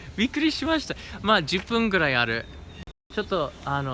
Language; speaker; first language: Japanese; non-native, fluent; English